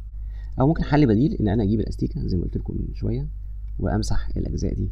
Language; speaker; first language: Arabic; native; Arabic